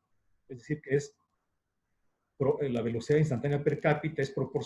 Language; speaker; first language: Spanish; native; Spanish